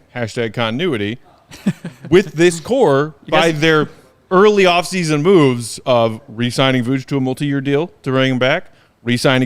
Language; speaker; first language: English; native; English